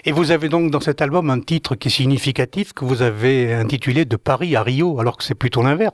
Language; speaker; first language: French; native; French